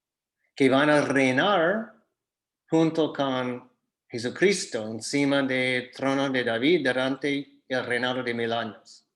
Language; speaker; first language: Spanish; non-native, fluent; English